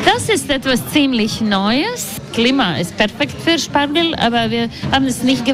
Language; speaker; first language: German; non-native, learner; Latvian